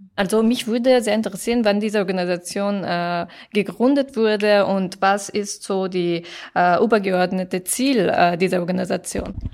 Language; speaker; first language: German; non-native, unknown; Persian